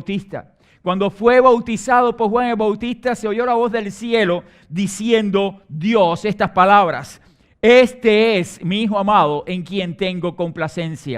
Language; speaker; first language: Spanish; native; Spanish